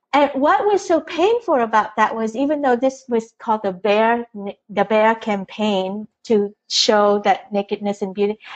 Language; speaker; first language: English; early bilingual, other home language; Vietnamese